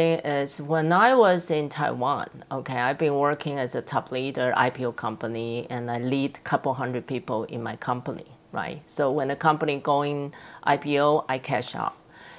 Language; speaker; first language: English; non-native, fluent; Chinese